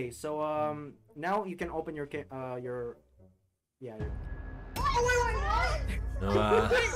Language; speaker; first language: English; non-native, fluent; Indonesian